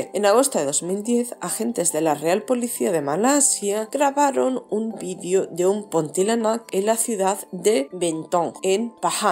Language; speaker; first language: Spanish; native; Spanish